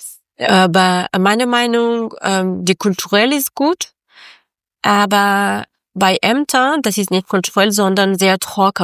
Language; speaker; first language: German; non-native, learner; Persian